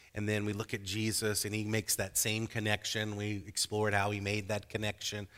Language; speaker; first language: English; native; English